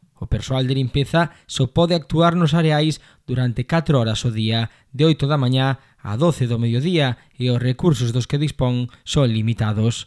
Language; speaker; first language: Galician; native; Galician